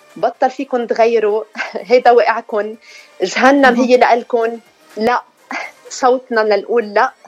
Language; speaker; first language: Arabic; native; Arabic